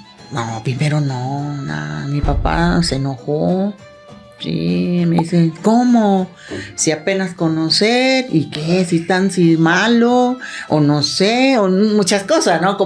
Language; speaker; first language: Spanish; non-native, learner; Thai